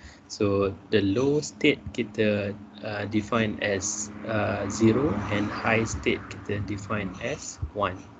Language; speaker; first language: English; non-native, local second language; Malay